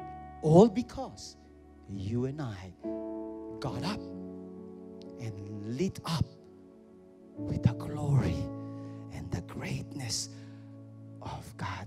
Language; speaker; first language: English; non-native, local second language; Filipino